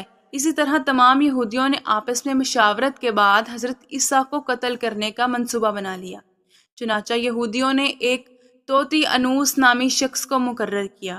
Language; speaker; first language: Urdu; native; Urdu